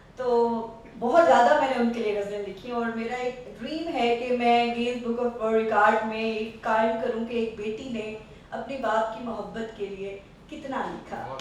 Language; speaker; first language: Urdu; non-native, local second language; Saraiki